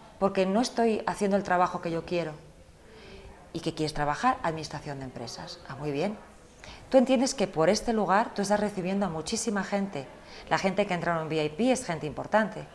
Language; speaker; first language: Spanish; early bilingual, heritage; Spanish